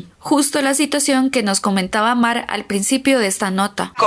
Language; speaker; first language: Spanish; native; Spanish